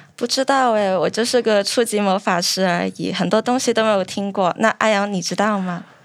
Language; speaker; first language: Chinese; non-native, local second language; Cantonese